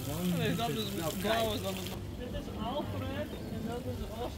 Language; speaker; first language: Dutch; native; Dutch